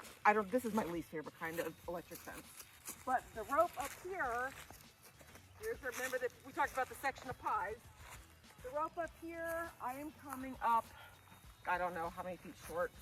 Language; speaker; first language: English; native; English